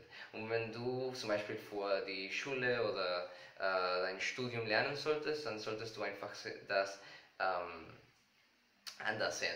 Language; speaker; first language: German; non-native, learner; Spanish